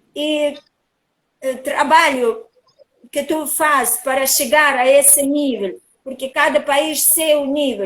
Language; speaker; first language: Portuguese; non-native, learner; Russian